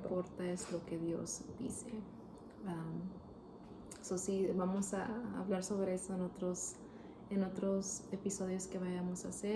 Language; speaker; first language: Spanish; early bilingual, heritage; Spanish